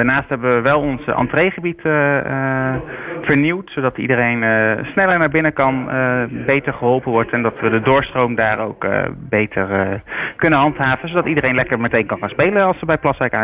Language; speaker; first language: Dutch; native; Dutch